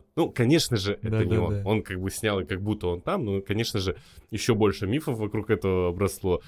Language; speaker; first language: Russian; native; Russian